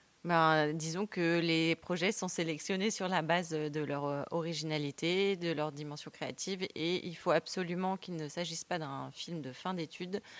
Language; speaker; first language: French; native; French